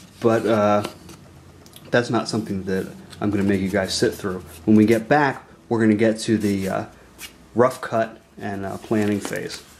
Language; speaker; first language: English; native; English